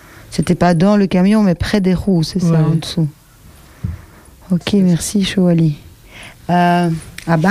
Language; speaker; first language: French; native; French